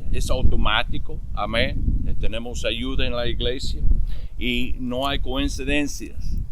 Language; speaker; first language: Spanish; non-native, fluent; English